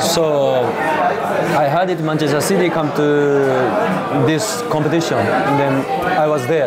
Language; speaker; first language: English; non-native, learner; Japanese